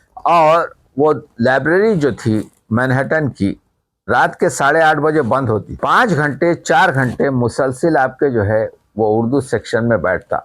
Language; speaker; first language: Urdu; native; Urdu